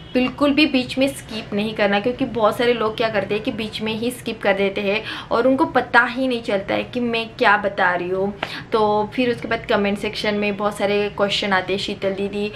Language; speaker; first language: Hindi; native; Hindi